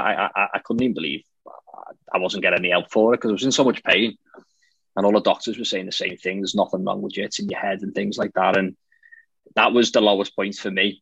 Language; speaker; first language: English; native; English